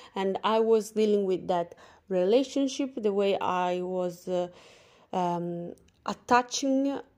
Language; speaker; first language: English; non-native, fluent; Italian